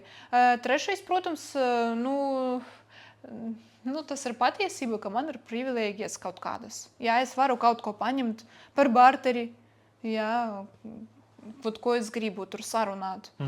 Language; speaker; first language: Latvian; non-native, local second language; Russian